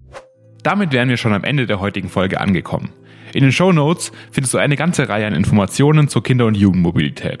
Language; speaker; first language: German; native; German